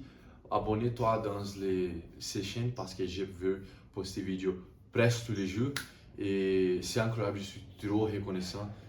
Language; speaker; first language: French; non-native, learner; Portuguese